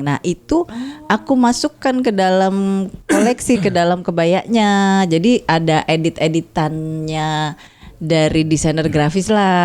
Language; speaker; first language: Indonesian; native; Indonesian